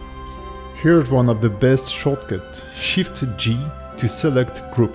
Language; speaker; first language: English; non-native, fluent; French